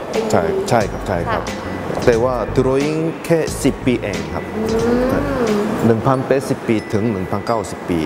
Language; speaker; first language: Thai; non-native, learner; Korean